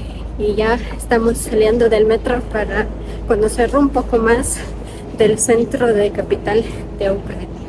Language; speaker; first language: Spanish; non-native, fluent; Ukrainian